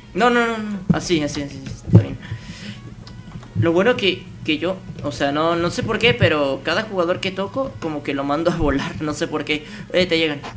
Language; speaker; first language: Spanish; native; Spanish